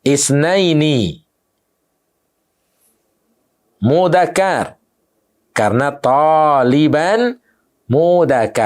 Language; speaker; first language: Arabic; non-native, fluent; Indonesian